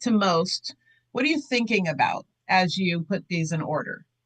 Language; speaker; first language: English; native; English